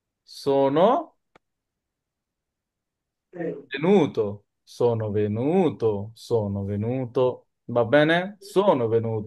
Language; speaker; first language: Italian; non-native, learner; Bangla